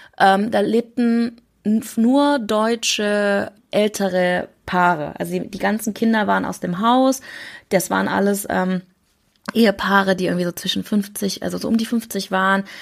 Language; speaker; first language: German; early bilingual, other home language; Korean